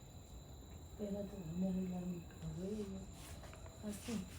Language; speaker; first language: Spanish; native; Spanish